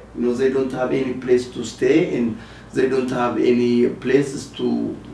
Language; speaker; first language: English; non-native, fluent; Amharic